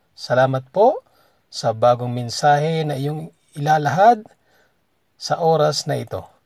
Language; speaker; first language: Filipino; native; Filipino